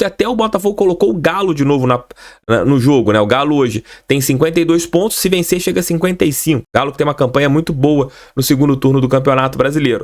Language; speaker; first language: Portuguese; native; Portuguese